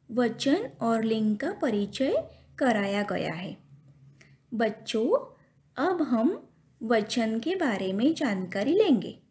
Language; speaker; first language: Hindi; non-native, local second language; Marathi